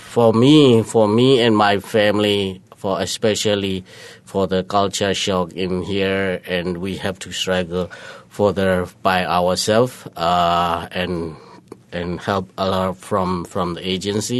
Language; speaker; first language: English; non-native, learner; Burmese